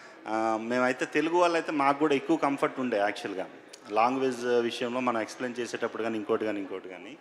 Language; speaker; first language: Telugu; native; Telugu